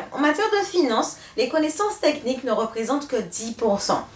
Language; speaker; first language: French; native; French